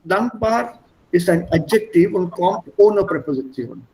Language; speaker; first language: German; non-native, fluent; Hindi